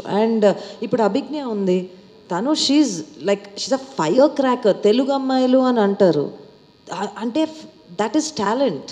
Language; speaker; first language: Telugu; native; Telugu